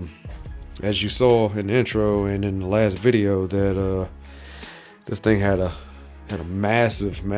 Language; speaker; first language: English; native; English